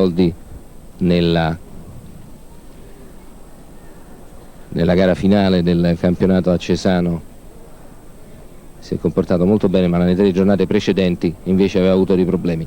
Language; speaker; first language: Italian; native; Italian